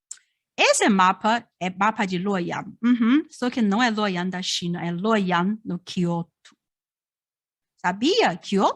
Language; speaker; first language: Portuguese; non-native, fluent; Chinese